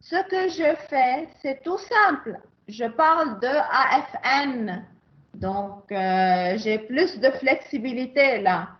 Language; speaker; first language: French; non-native, local second language; Arabic